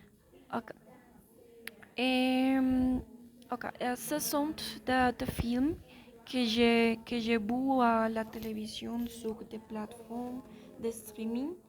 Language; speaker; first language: French; non-native, learner; Spanish